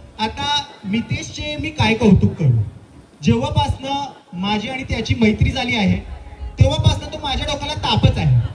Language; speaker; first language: Marathi; non-native, local second language; Gujarati